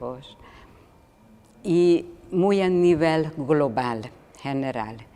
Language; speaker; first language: Spanish; non-native, fluent; Hungarian